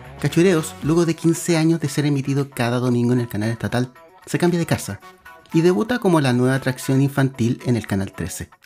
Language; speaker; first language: Spanish; native; Spanish